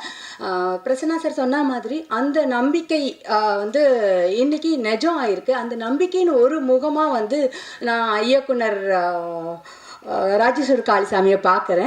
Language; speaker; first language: Tamil; native; Tamil